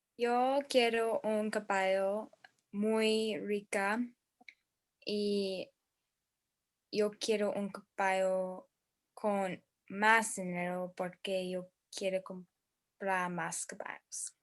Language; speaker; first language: Spanish; non-native, learner; English